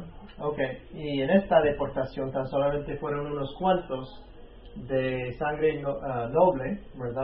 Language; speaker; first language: Spanish; native; Spanish